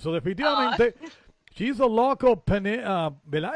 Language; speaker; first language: Spanish; native; Spanish